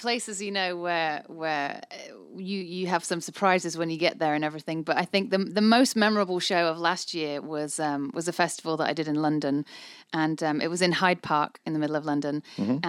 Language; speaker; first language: English; native; English